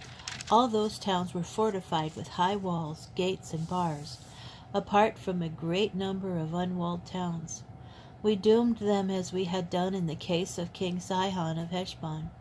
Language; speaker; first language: English; native; English